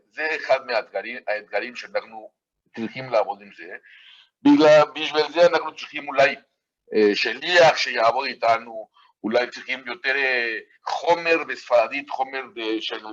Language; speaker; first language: Hebrew; non-native, fluent; Spanish